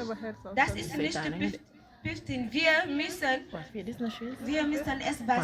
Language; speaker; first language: German; non-native, learner; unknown